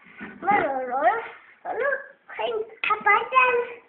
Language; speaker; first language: Hebrew; early bilingual, other home language; Russian